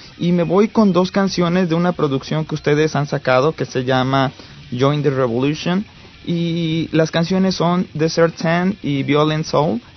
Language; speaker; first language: Spanish; native; Spanish